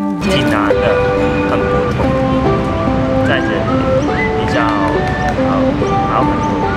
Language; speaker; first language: Chinese; non-native, local second language; Cantonese